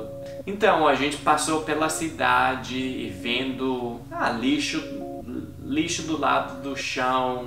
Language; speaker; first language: Portuguese; non-native, fluent; English